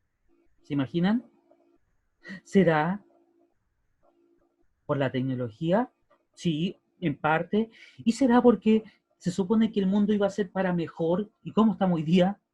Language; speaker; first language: Spanish; native; Spanish